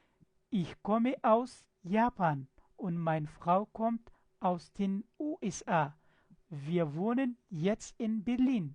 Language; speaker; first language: German; non-native, fluent; Pashto